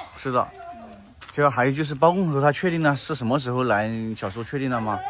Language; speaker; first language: Chinese; native; Chinese